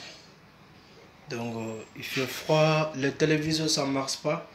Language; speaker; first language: French; non-native, learner; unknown